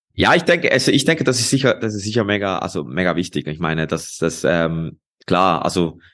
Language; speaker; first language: German; non-native, fluent; Spanish